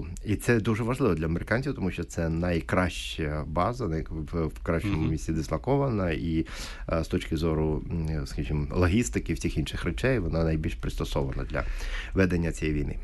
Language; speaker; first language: Ukrainian; native; Ukrainian